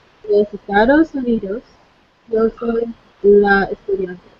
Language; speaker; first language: Spanish; non-native, learner; English